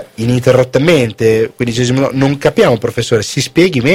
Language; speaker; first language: Italian; native; Italian